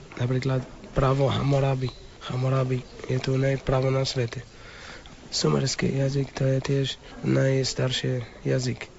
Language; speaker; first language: Slovak; non-native, learner; Arabic